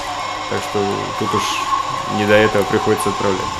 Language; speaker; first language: Russian; native; Russian